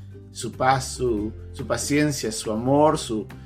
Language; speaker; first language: Spanish; native; Spanish